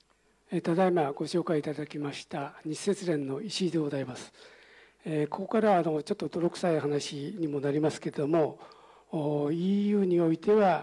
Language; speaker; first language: Japanese; native; Japanese